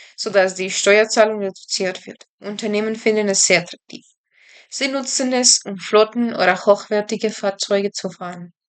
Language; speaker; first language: German; non-native, learner; Spanish